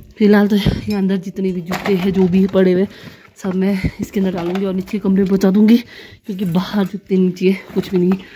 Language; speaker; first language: Hindi; non-native, local second language; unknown